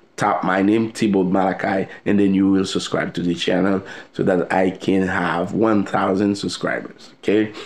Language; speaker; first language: English; non-native, fluent; Haitian Creole